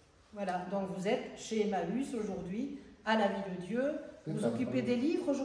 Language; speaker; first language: French; native; French